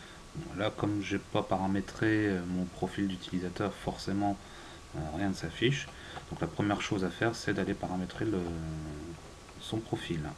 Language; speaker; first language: French; native; French